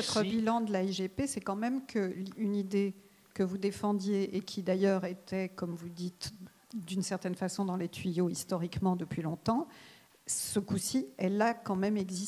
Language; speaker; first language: French; native; French